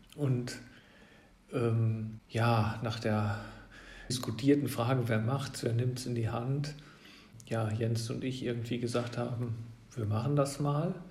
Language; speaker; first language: German; native; German